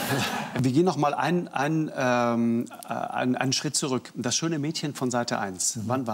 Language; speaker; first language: German; native; German